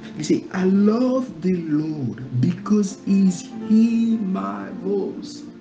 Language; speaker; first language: English; non-native, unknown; Haitian Creole